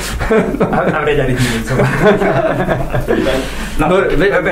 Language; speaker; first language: Italian; native; Italian